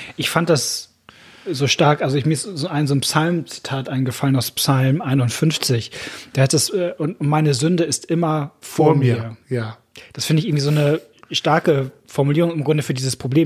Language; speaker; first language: German; native; German